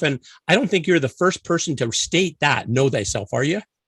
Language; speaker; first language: English; native; English